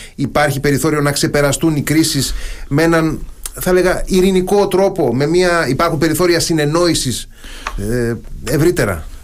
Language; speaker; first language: Greek; native; Greek